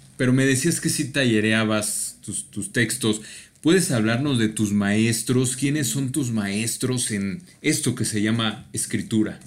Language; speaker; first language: Spanish; native; Spanish